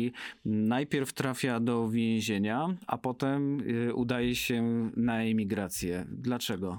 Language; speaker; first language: Polish; native; Polish